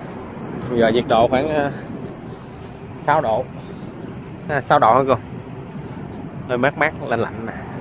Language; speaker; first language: Vietnamese; native; Vietnamese